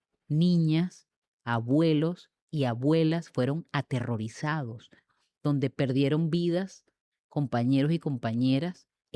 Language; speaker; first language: Spanish; native; Spanish